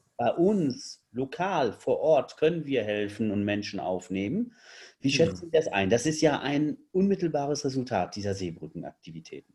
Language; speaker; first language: German; native; German